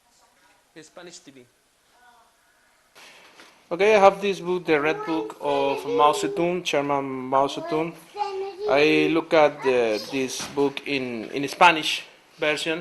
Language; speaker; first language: English; non-native, learner; Spanish